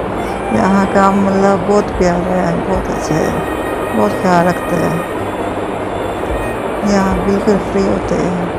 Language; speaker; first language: Hindi; non-native, local second language; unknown